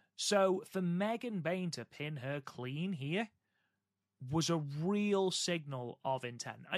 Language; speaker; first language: English; native; English